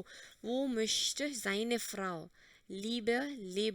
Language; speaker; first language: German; non-native, fluent; Hindi